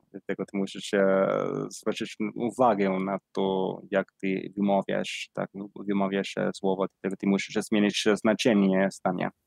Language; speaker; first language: Polish; non-native, learner; Italian